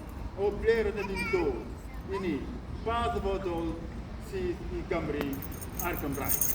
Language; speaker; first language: Welsh; non-native, fluent; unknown